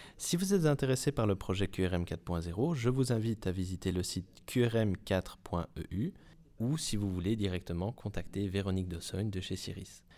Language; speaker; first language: French; native; French